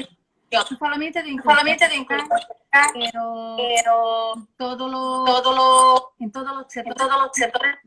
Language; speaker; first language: Spanish; non-native, learner; Portuguese